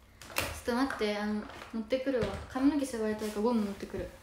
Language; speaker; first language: Japanese; native; Japanese